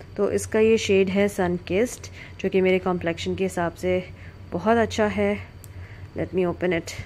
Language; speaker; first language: Urdu; native; Urdu